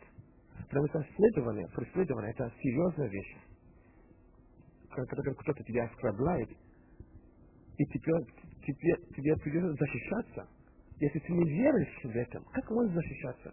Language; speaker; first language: Russian; non-native, fluent; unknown